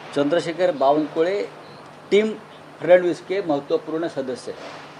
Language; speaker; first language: Hindi; non-native, local second language; Marathi